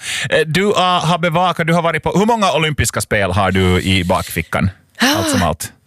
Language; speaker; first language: Swedish; native; Swedish